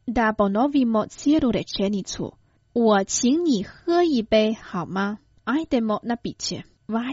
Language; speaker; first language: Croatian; non-native, fluent; Chinese